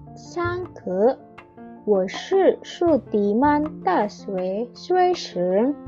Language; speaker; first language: Chinese; non-native, learner; Indonesian